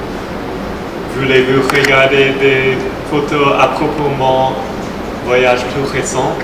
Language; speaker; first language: French; non-native, learner; English